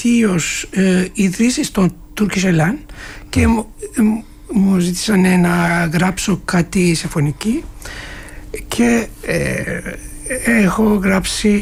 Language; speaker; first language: Greek; non-native, learner; Turkish